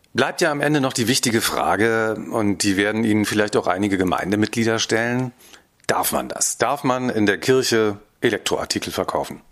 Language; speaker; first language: German; native; German